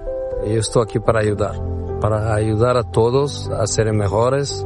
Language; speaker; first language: Spanish; non-native, fluent; Portuguese